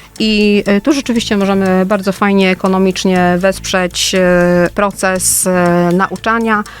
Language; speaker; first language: Polish; native; Polish